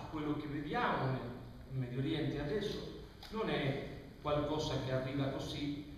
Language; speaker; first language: Italian; non-native, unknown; Spanish